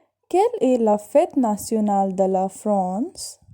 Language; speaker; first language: French; non-native, fluent; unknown